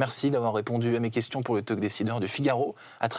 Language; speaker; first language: French; native; French